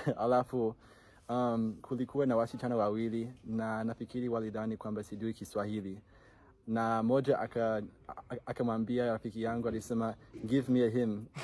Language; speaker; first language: Swahili; non-native, fluent; English